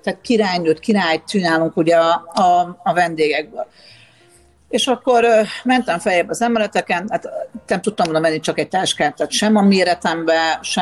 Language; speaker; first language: Hungarian; native; Hungarian